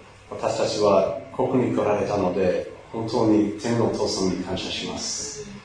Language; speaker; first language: Japanese; non-native, learner; English